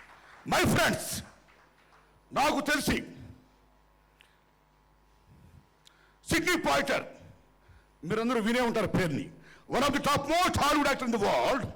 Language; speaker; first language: Telugu; native; Telugu